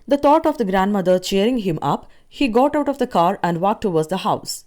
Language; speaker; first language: English; non-native, local second language; Malayalam